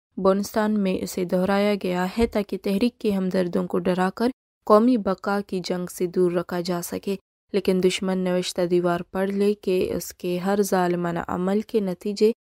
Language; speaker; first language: Urdu; non-native, local second language; Baluchi